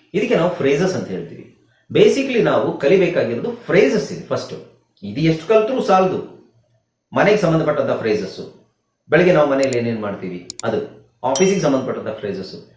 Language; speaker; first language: Kannada; native; Kannada